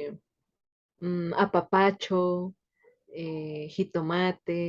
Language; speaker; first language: Spanish; native; Spanish